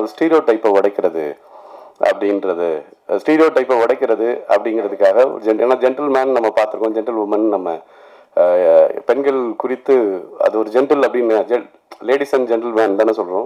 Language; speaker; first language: Tamil; native; Tamil